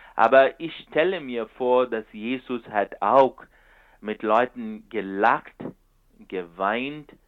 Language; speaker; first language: German; non-native, fluent; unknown